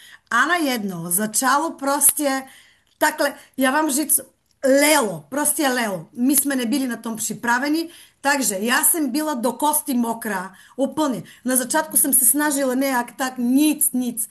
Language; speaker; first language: Czech; non-native, fluent; Bulgarian